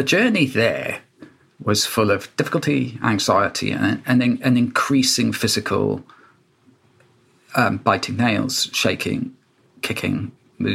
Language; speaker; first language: English; native; English